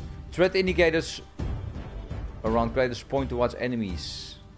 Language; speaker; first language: English; non-native, fluent; Dutch